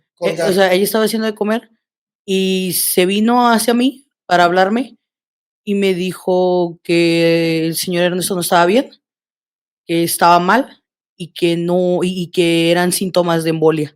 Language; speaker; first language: Spanish; native; Spanish